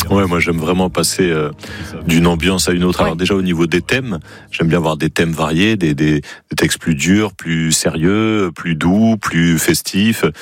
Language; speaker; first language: French; native; French